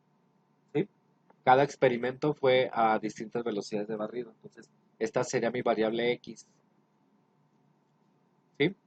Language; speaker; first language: Spanish; native; Spanish